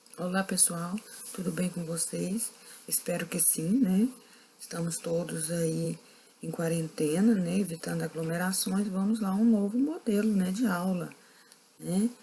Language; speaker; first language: Portuguese; native; Portuguese